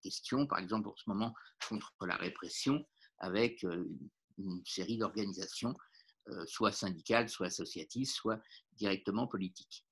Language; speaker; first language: French; native; French